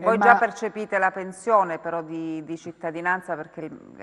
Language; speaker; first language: Italian; native; Italian